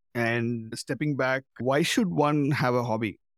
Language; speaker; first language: English; non-native, local second language; Tamil